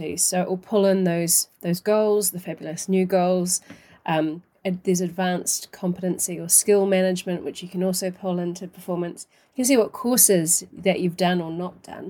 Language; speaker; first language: English; native; English